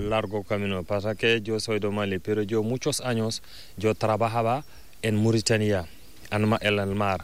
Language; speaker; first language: Spanish; non-native, learner; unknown